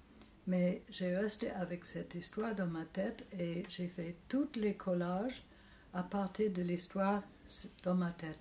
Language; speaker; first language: French; non-native, fluent; English